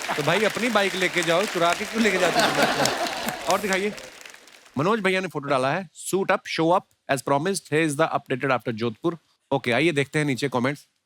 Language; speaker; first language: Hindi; non-native, local second language; Punjabi